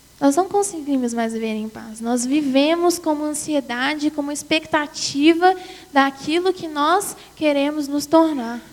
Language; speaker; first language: Portuguese; native; Portuguese